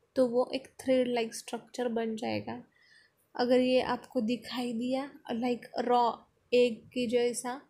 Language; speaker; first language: Hindi; non-native, local second language; Marathi